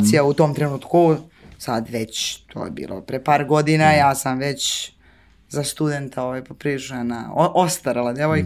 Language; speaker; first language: Serbian; native; Serbian